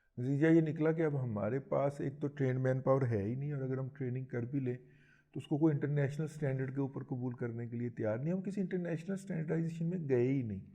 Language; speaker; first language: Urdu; native; Urdu